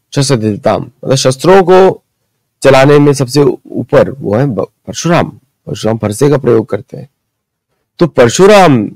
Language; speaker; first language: Hindi; early bilingual, other home language; Marathi